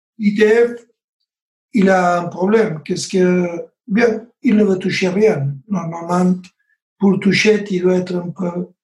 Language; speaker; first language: French; non-native, learner; Spanish